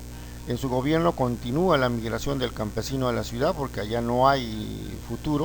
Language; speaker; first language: Spanish; native; Spanish